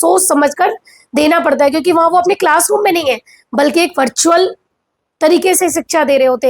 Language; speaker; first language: Hindi; native; Hindi